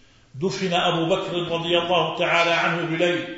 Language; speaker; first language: Arabic; native; Arabic